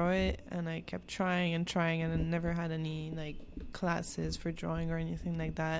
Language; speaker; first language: English; non-native, fluent; French